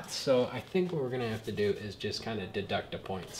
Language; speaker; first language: English; native; English